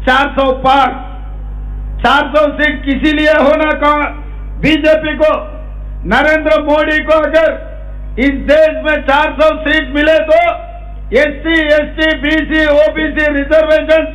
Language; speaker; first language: Hindi; non-native, local second language; Telugu